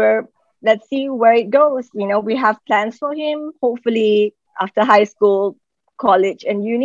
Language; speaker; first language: English; non-native, local second language; Malay